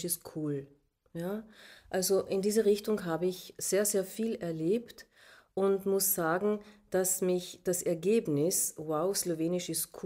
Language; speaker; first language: German; non-native, local second language; Slovenian